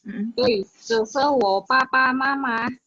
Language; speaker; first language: Chinese; non-native, learner; Indonesian